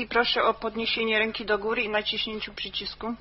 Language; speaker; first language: Polish; native; Polish